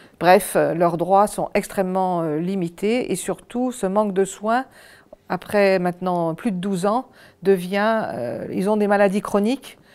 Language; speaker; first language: French; native; French